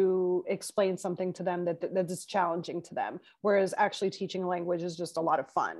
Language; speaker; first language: English; non-native, fluent; Spanish